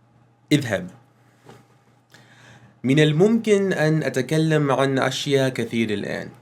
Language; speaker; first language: Arabic; non-native, learner; English